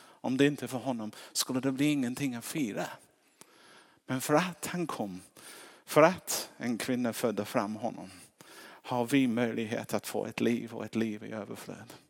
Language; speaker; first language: Swedish; non-native, fluent; English